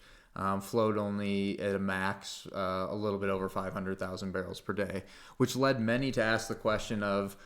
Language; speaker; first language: English; native; English